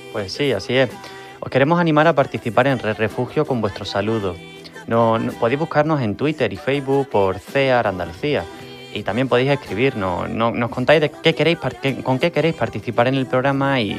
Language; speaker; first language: Spanish; native; Spanish